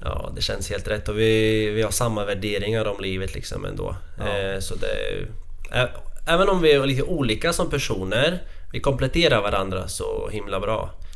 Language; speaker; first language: Swedish; non-native, fluent; Latvian